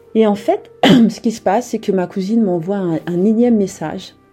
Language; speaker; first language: French; native; French